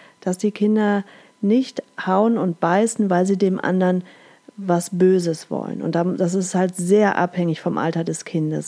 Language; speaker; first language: German; native; German